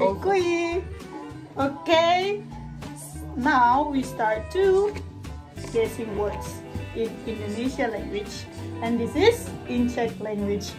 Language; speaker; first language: English; non-native, learner; Indonesian